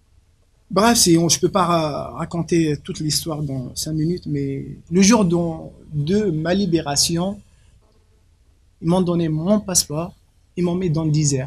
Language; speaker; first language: French; non-native, local second language; Arabic